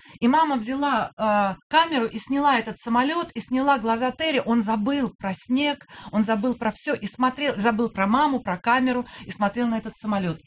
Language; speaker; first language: Russian; native; Russian